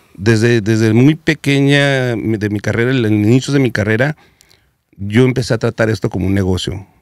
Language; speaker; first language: Spanish; early bilingual, heritage; Spanish